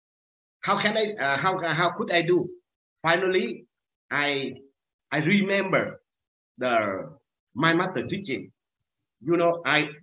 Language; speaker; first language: English; non-native, learner; Vietnamese